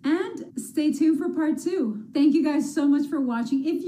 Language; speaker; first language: English; early bilingual, other home language; Spanish